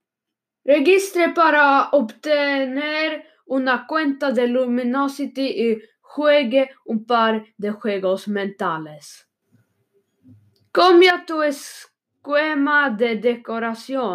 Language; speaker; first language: Spanish; non-native, learner; Swedish